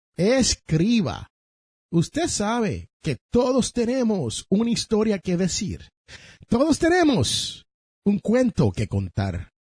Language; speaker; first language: Spanish; early bilingual, heritage; Spanish